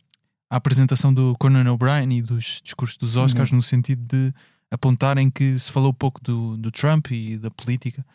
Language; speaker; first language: Portuguese; native; Portuguese